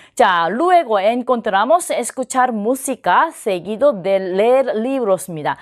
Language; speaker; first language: Spanish; non-native, fluent; Korean